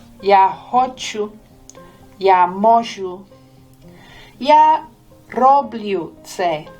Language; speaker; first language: Ukrainian; non-native, learner; English